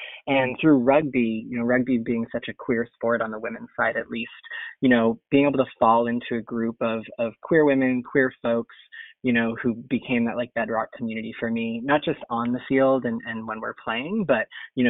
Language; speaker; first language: English; native; English